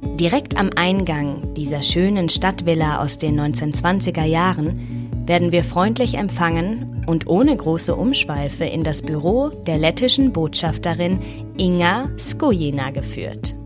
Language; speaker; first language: German; native; German